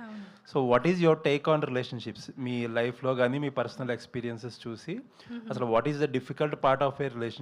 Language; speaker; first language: Telugu; native; Telugu